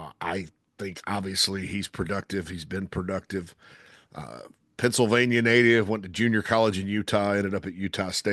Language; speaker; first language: English; native; English